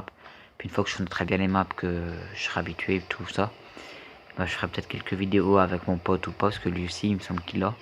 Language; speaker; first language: French; native; French